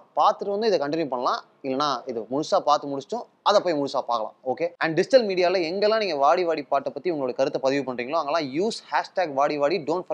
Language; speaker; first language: Tamil; native; Tamil